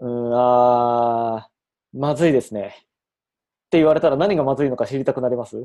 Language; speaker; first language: Japanese; native; Japanese